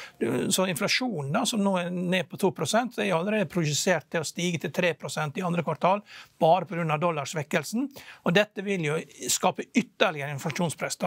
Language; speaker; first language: Norwegian; native; Norwegian